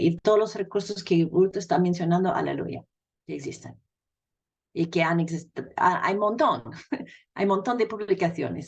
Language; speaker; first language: Spanish; non-native, fluent; English